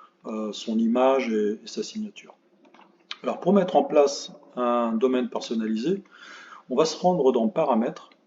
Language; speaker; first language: French; native; French